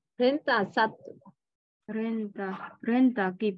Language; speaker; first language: Finnish; non-native, learner; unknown